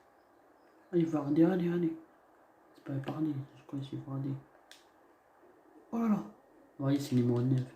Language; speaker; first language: French; non-native, learner; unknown